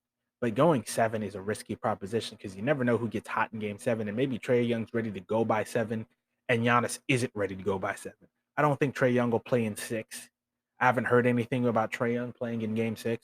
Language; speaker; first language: English; native; English